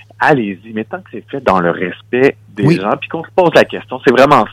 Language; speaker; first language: French; native; French